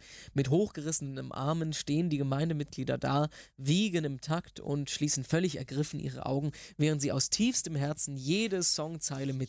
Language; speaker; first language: German; native; German